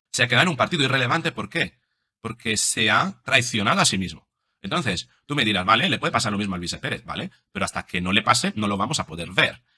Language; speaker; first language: Spanish; non-native, fluent; Italian